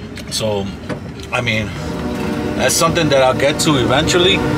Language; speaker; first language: English; early bilingual, other home language; Spanish